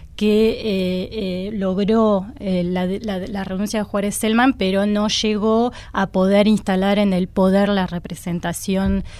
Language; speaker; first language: Spanish; non-native, fluent; French